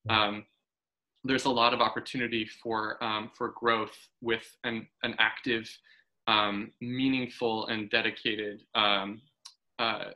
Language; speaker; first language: English; native; English